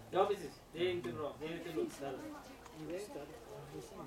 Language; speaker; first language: Swedish; non-native, learner; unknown